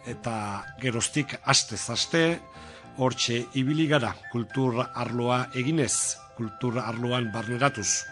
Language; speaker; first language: Basque; native; Basque